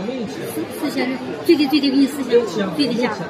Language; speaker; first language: Chinese; native; Chinese